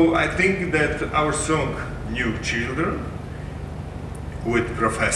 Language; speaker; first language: English; non-native, learner; Serbian